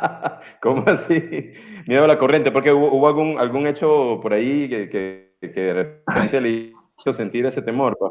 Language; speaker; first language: Spanish; native; Spanish